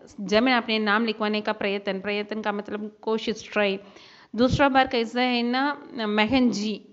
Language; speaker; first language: Hindi; non-native, local second language; Tamil